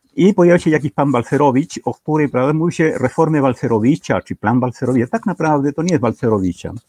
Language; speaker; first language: Polish; non-native, fluent; Spanish